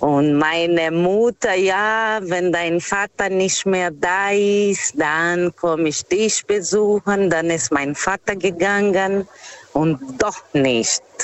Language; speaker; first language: German; non-native, learner; Portuguese